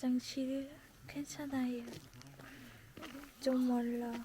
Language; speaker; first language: Korean; non-native, learner; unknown